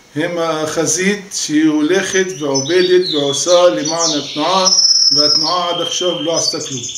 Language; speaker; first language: Hebrew; non-native, local second language; Arabic